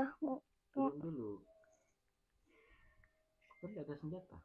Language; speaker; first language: Indonesian; native; Indonesian